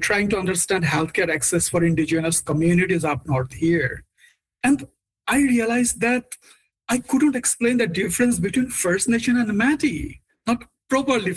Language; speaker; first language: English; non-native, local second language; Bangla